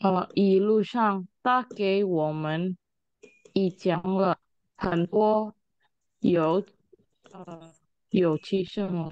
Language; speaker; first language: Chinese; non-native, learner; Indonesian